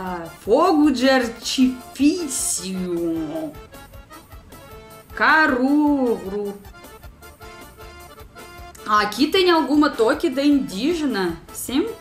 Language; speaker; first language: Portuguese; non-native, learner; Russian